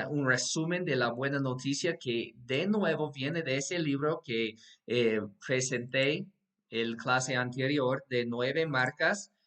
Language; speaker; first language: Spanish; non-native, fluent; English